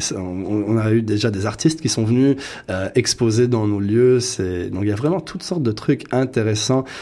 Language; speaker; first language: French; native; French